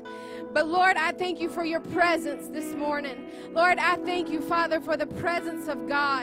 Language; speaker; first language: English; native; English